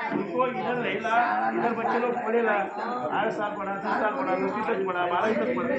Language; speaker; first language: Hindi; non-native, local second language; Marathi